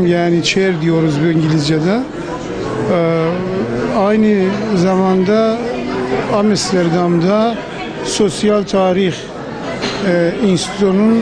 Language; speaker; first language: Turkish; non-native, fluent; Persian